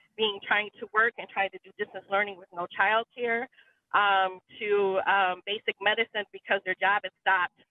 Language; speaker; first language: English; native; English